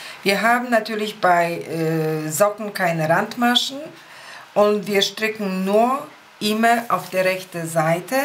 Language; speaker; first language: German; non-native, fluent; Polish